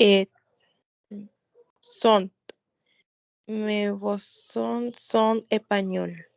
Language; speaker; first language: French; non-native, learner; Spanish